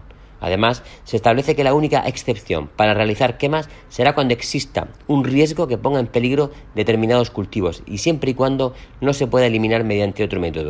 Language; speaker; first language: Spanish; native; Spanish